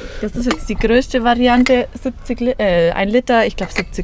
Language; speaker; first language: German; native; German